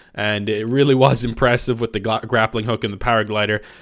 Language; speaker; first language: English; native; English